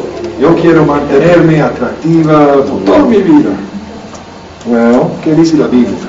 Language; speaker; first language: Spanish; non-native, learner; English